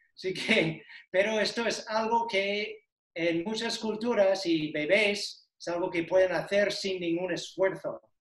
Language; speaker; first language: Spanish; non-native, fluent; English